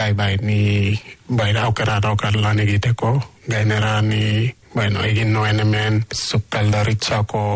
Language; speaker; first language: Basque; non-native, learner; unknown